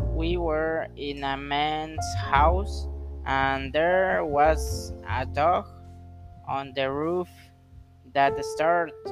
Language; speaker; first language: English; non-native, learner; Spanish